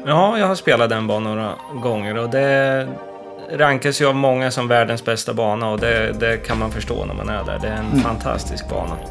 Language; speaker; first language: Swedish; native; Swedish